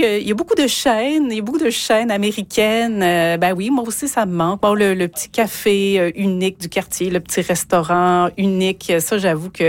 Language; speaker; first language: French; native; French